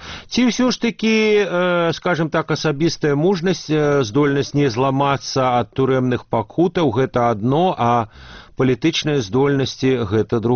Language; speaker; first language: Belarusian; native; Belarusian